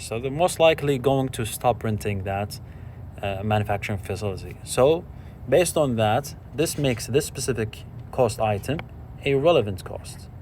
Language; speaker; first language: English; non-native, fluent; Arabic